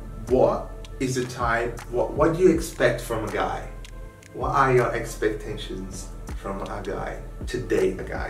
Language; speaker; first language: English; non-native, fluent; Portuguese